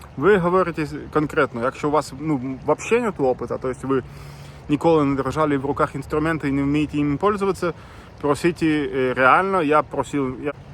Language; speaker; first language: Ukrainian; non-native, local second language; Russian